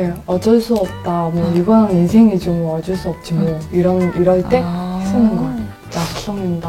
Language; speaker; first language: Korean; non-native, fluent; Mongolian